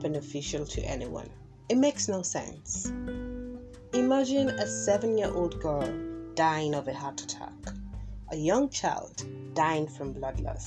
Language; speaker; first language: English; non-native, local second language; Yoruba